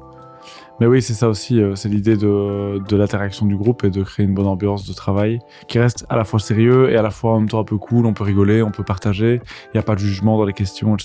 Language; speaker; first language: French; native; French